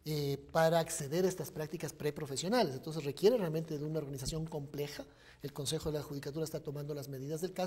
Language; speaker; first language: Spanish; native; Spanish